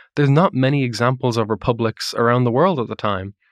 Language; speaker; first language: English; native; English